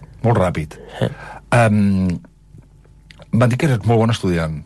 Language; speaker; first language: Catalan; native; Catalan